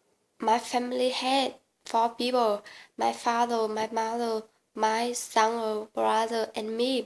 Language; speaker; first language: English; non-native, learner; Vietnamese